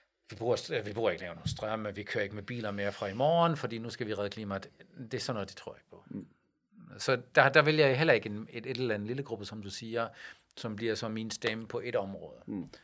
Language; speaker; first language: Danish; non-native, fluent; German